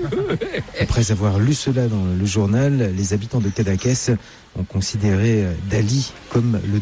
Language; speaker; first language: French; native; French